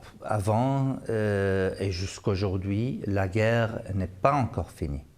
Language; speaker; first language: French; non-native, fluent; Arabic